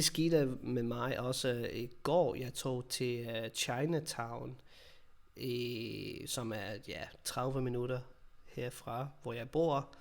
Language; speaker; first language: Danish; non-native, fluent; English